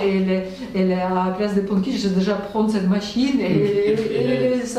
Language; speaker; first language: French; non-native, learner; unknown